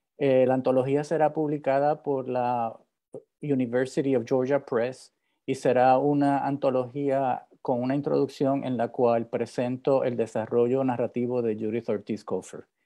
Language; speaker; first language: Spanish; native; Spanish